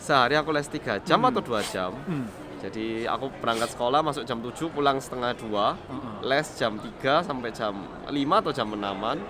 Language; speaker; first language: Indonesian; early bilingual, other home language; Korean